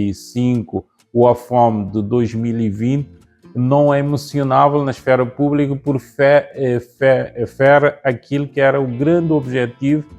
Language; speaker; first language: Portuguese; non-native, local second language; Kabuverdianu